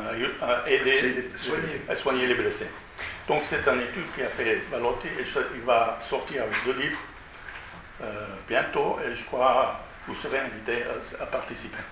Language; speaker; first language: French; non-native, fluent; Italian